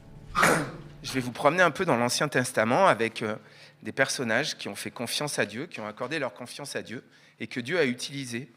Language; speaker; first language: French; native; French